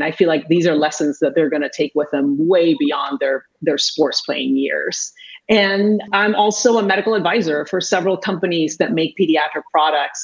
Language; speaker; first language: English; non-native, fluent; Spanish